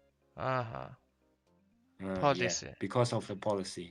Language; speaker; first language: English; non-native, learner; Mongolian